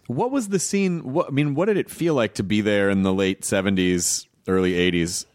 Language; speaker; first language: English; native; English